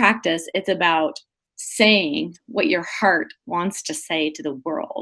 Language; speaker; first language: English; native; English